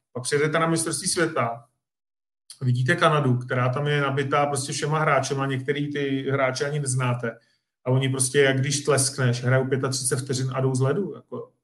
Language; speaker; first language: Czech; native; Czech